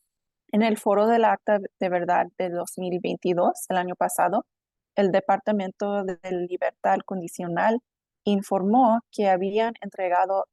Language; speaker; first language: Spanish; non-native, fluent; English